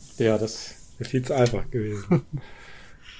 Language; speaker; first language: German; native; German